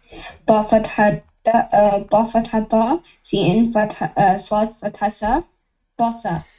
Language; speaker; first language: Arabic; non-native, learner; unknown